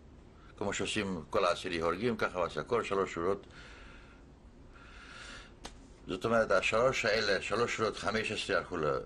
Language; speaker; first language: Hebrew; non-native, fluent; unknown